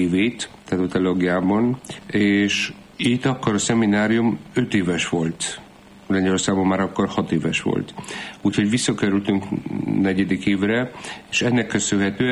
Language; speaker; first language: Hungarian; non-native, fluent; Polish